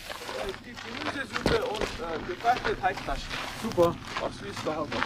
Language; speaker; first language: German; non-native, learner; Mongolian